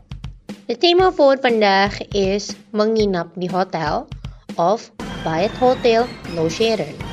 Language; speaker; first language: Dutch; non-native, learner; Indonesian